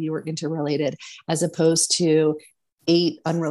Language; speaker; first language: English; native; English